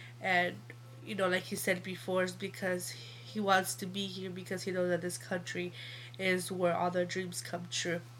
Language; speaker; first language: English; early bilingual, other home language; Spanish